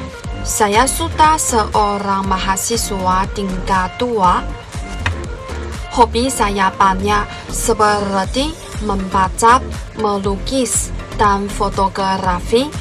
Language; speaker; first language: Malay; non-native, learner; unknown